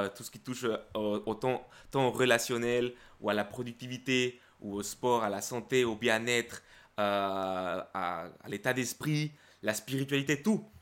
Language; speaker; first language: French; early bilingual, other home language; Spanish